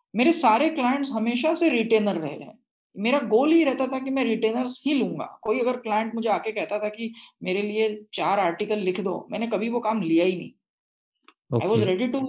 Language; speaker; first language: Hindi; non-native, local second language; Marathi